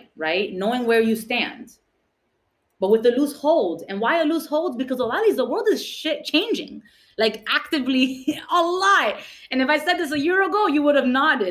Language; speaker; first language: English; early bilingual, other home language; Spanish